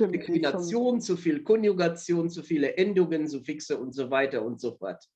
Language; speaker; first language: German; non-native, fluent; Polish